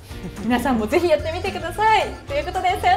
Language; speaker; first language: Japanese; native; Japanese